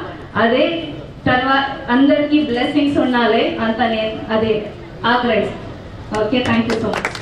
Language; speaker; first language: Telugu; non-native, learner; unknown